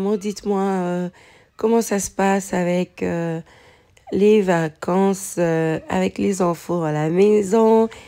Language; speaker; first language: French; non-native, local second language; Lingala